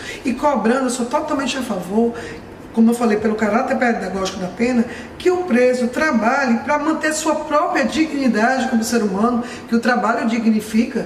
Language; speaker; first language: Portuguese; native; Portuguese